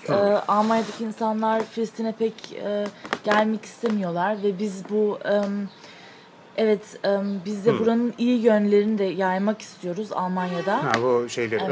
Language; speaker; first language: Turkish; early bilingual, other home language; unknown